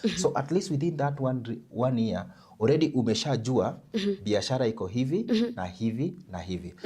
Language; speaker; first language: Swahili; non-native, local second language; Luo (Kenya and Tanzania)